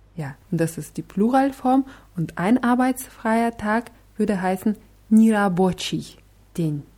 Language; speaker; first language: German; non-native, fluent; Russian